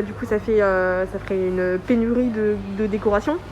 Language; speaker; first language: French; native; French